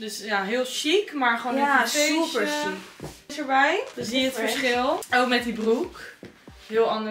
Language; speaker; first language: Dutch; native; Dutch